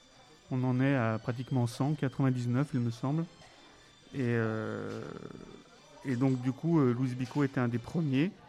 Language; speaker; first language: French; native; French